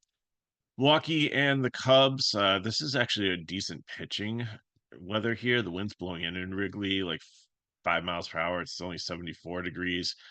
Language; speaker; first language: English; native; English